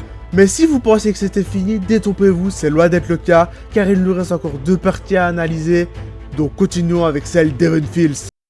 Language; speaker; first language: French; native; French